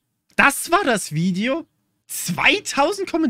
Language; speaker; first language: German; native; German